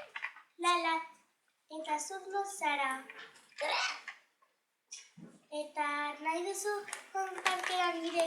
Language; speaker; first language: Basque; non-native, local second language; Spanish